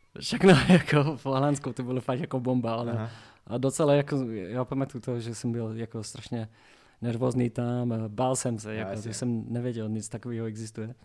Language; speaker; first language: Czech; non-native, learner; English